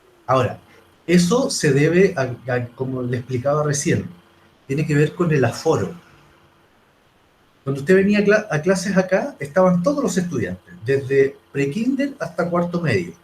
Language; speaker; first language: Spanish; native; Spanish